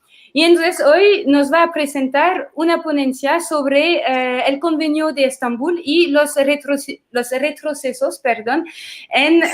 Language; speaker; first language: Spanish; non-native, fluent; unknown